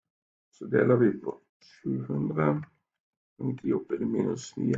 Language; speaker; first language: Norwegian; native; Norwegian